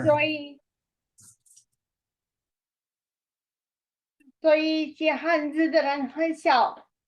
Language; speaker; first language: Chinese; non-native, learner; Romanian